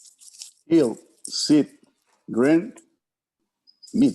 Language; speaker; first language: English; non-native, learner; Spanish